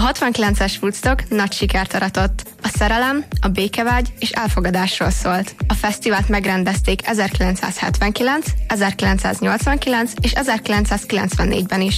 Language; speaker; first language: Hungarian; native; Hungarian